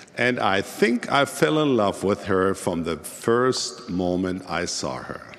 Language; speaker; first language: English; early bilingual, other home language; German